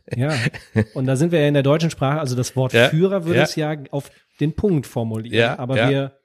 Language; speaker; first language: German; native; German